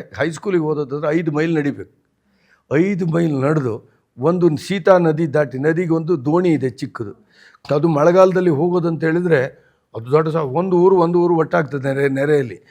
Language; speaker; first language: Kannada; native; Kannada